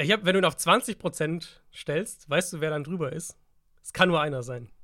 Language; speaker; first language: German; native; German